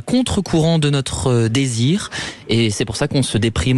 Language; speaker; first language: French; native; French